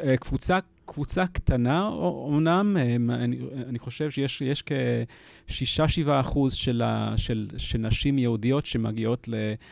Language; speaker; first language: Hebrew; non-native, fluent; English